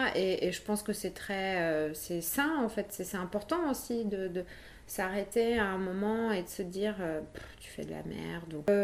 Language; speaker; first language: French; early bilingual, other home language; Polish